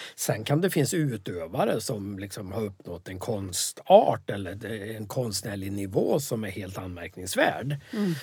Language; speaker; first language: Swedish; native; Swedish